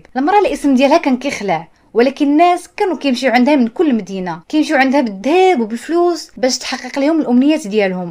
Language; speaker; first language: Arabic; native; Arabic